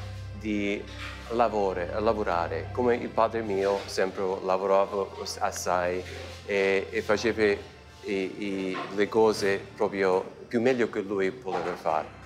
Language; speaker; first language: Italian; early bilingual, heritage; Italian